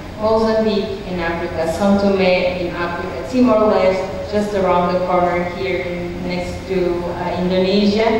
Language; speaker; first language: English; non-native, fluent; Portuguese